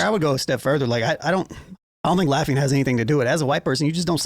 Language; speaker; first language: English; native; English